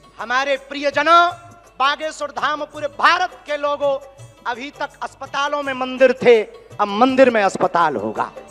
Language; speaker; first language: Hindi; native; Hindi